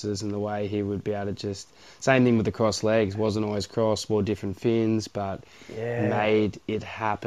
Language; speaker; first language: English; native; English